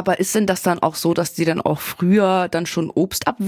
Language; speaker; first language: German; native; German